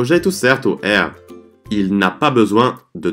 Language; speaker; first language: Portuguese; non-native, fluent; French